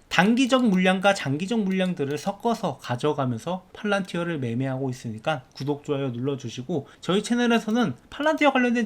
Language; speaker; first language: Korean; native; Korean